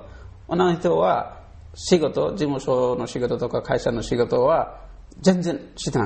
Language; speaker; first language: Japanese; non-native, learner; Bangla